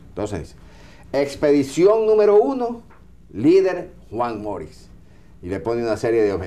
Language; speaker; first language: Spanish; native; Spanish